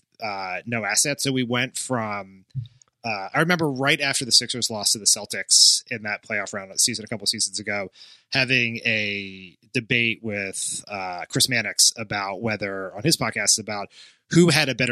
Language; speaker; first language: English; native; English